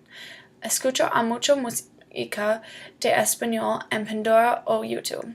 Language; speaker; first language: Spanish; non-native, learner; English